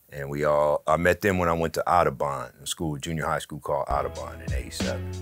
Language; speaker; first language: English; native; English